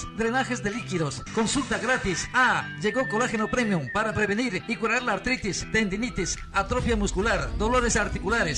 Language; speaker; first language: Spanish; native; Spanish